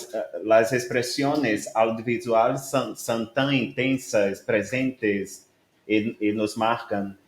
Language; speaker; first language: Spanish; non-native, learner; Portuguese